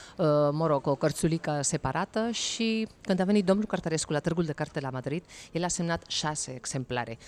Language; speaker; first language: Romanian; non-native, fluent; Spanish